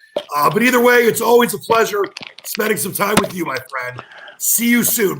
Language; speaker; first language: English; native; English